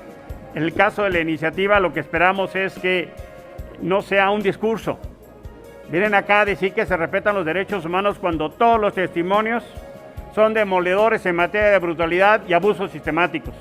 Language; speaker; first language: Spanish; native; Spanish